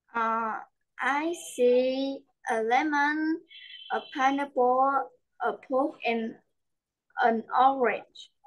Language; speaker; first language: English; non-native, learner; Vietnamese